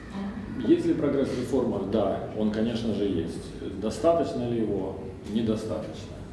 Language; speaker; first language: Russian; native; Russian